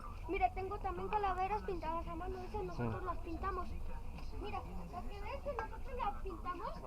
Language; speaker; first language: Spanish; native; Spanish